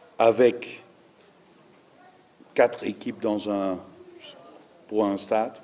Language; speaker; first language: French; non-native, fluent; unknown